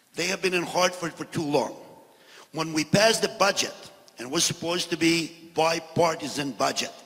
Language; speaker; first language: English; non-native, fluent; Albanian